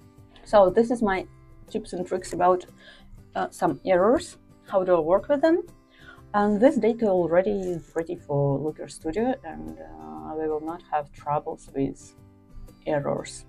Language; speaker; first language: English; non-native, fluent; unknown